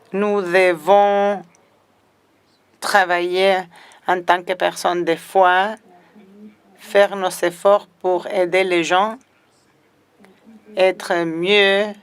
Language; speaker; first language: French; non-native, fluent; Spanish